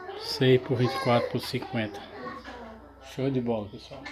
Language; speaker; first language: Portuguese; native; Portuguese